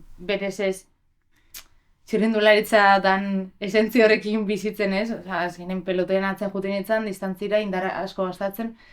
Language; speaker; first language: Basque; native; Basque